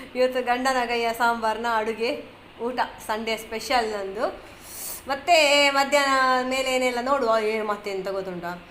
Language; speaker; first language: Kannada; non-native, local second language; Tulu